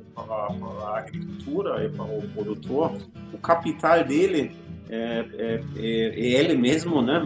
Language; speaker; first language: Portuguese; non-native, fluent; German